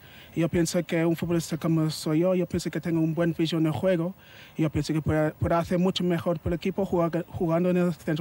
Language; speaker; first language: Spanish; non-native, learner; English